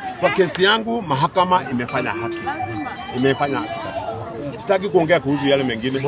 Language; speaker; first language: Swahili; non-native, local second language; Gusii